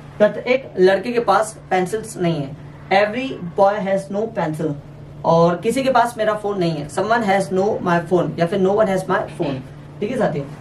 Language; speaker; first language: Hindi; native; Hindi